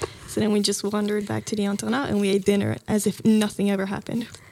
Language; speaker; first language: English; non-native, fluent; Norwegian